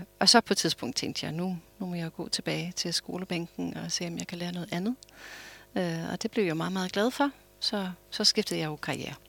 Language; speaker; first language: Danish; non-native, fluent; English